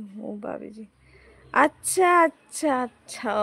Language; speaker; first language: Hindi; non-native, local second language; Bangla